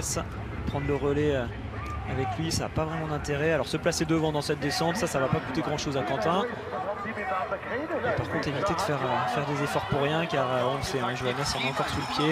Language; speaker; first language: French; native; French